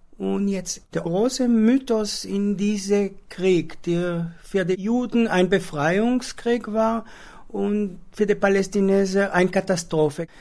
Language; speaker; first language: German; non-native, fluent; Hebrew